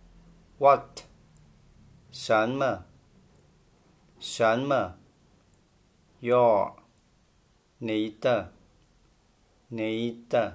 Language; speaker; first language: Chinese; non-native, fluent; Vietnamese